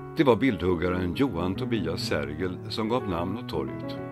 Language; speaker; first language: Swedish; native; Swedish